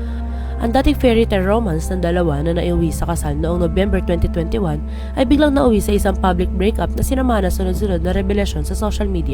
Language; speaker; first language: Filipino; native; Filipino